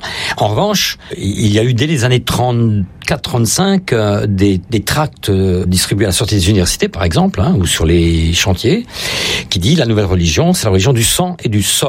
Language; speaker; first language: French; native; French